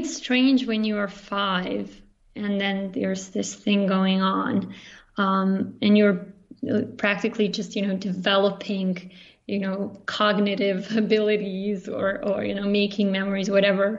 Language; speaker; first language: English; non-native, fluent; Bosnian